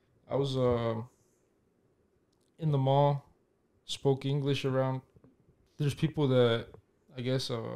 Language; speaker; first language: English; early bilingual, other home language; Spanish